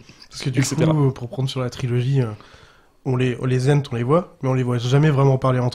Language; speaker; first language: French; native; French